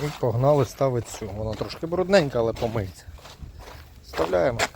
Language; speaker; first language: Ukrainian; native; Ukrainian